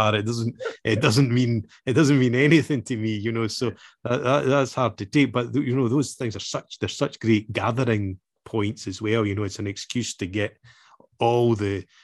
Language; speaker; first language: English; native; English